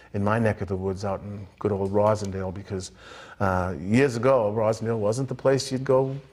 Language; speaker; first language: English; native; English